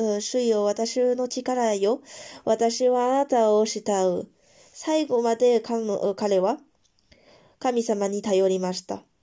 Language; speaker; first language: Japanese; non-native, fluent; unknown